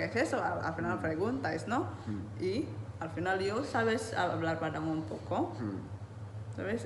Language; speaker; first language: Spanish; non-native, learner; Indonesian